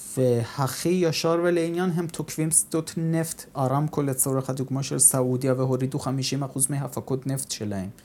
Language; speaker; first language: Hebrew; non-native, fluent; Persian